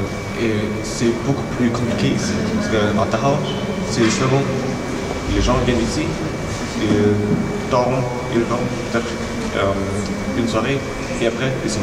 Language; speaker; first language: French; non-native, learner; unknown